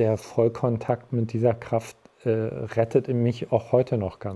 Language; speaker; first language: German; native; German